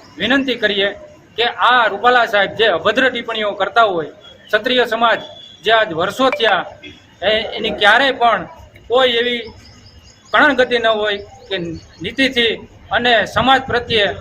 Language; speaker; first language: Gujarati; native; Gujarati